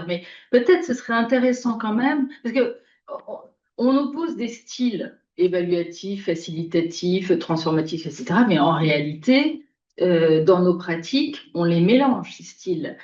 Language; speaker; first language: French; native; French